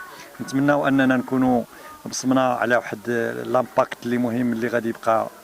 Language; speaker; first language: Arabic; native; Arabic